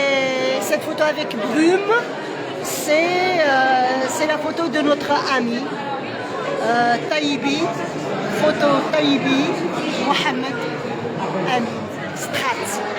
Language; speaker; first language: French; non-native, local second language; Arabic